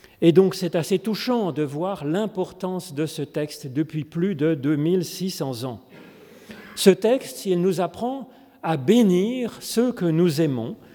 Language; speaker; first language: French; native; French